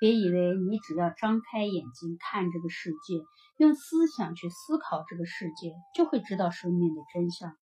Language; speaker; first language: Chinese; native; Chinese